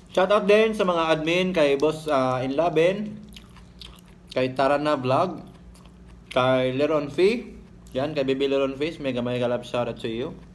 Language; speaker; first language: Filipino; non-native, local second language; Cebuano